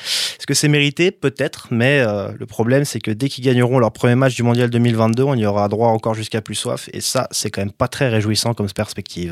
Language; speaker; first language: French; native; French